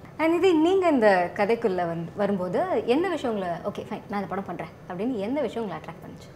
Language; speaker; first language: Tamil; native; Tamil